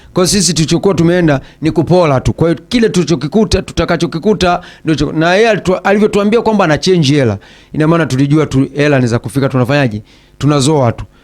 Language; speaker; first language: Swahili; native; Swahili